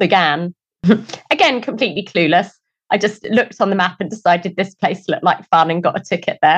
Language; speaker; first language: English; native; English